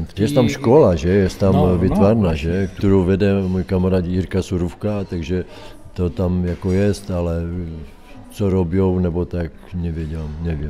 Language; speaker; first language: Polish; non-native, learner; Czech